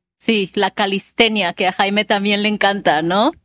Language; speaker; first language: Spanish; native; Spanish